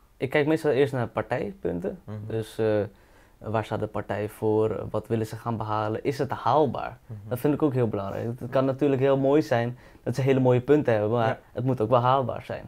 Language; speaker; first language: Dutch; early bilingual, other home language; Caribbean Hindustani